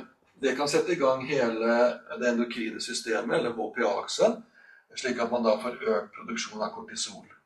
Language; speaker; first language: Norwegian; native; Norwegian